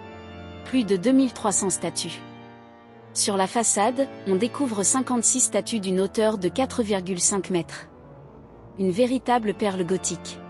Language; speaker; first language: French; native; French